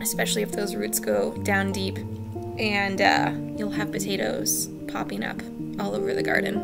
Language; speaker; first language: English; native; English